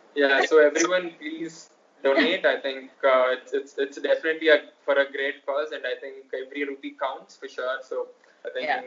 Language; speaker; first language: English; non-native, local second language; Telugu